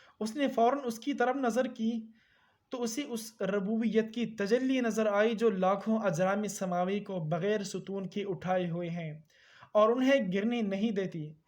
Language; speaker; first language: Urdu; native; Urdu